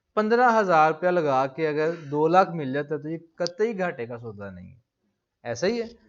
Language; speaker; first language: Urdu; non-native, local second language; Punjabi